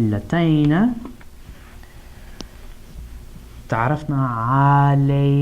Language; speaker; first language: Arabic; non-native, fluent; English